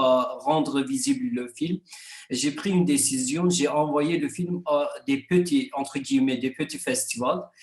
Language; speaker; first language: French; non-native, fluent; Kurdish